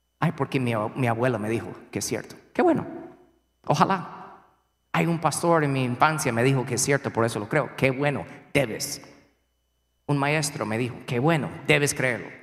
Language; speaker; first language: Spanish; non-native, fluent; English